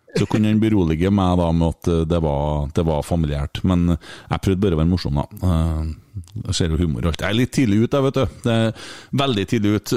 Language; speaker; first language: Norwegian; native; Norwegian